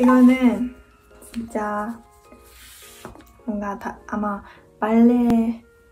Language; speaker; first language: Korean; non-native, fluent; Japanese